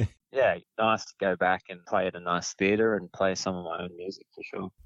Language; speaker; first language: English; native; English